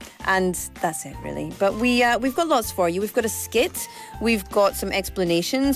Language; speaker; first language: English; native; English